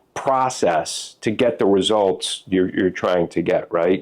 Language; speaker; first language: English; native; English